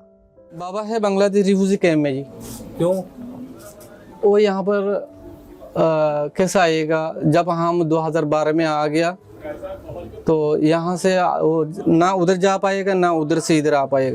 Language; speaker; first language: Hindi; non-native, learner; Rohingya